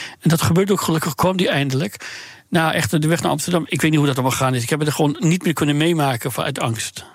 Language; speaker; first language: Dutch; non-native, fluent; Persian